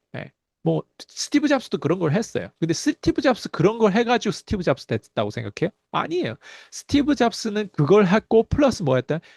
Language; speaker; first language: Korean; early bilingual, heritage; Korean